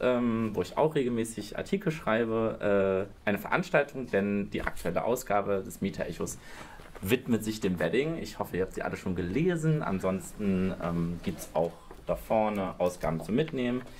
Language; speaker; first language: German; native; German